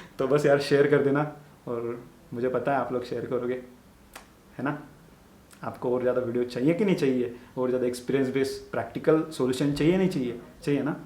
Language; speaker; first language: Hindi; non-native, local second language; Marathi